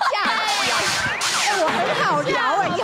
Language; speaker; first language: Chinese; native; Chinese